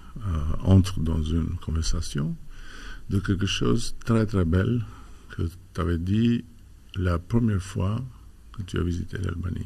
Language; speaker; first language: French; non-native, fluent; Albanian